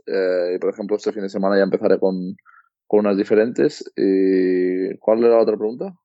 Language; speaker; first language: Spanish; native; Spanish